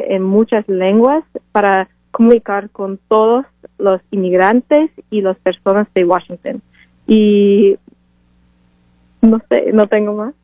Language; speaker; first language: Spanish; non-native, learner; English